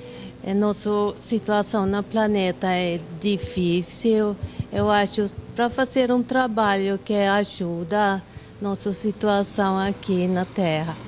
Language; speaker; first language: Portuguese; non-native, learner; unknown